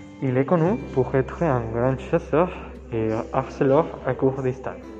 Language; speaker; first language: French; non-native, learner; Spanish